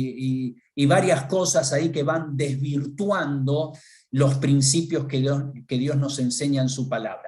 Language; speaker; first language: Spanish; native; Spanish